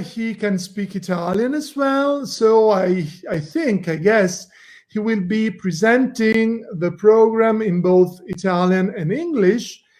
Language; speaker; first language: English; non-native, fluent; Italian